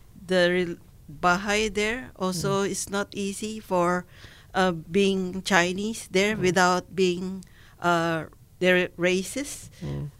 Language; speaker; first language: English; non-native, learner; Indonesian